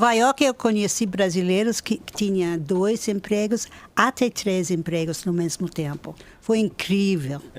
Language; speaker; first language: Portuguese; non-native, fluent; English